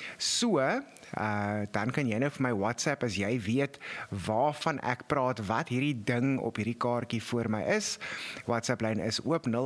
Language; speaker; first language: Afrikaans; native; Afrikaans